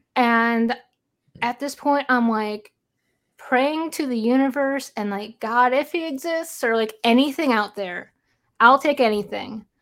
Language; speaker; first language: English; native; English